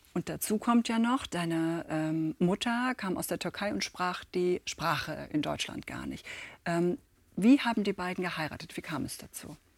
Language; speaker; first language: German; native; German